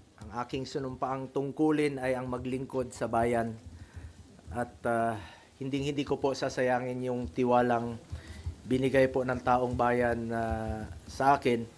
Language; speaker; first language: Filipino; non-native, local second language; Cebuano